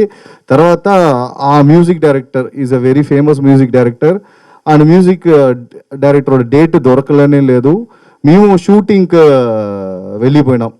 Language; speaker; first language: Telugu; non-native, learner; Tamil